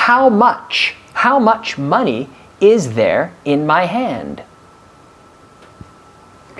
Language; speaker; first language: English; non-native, fluent; Spanish